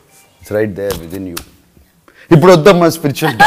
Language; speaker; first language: Telugu; native; Telugu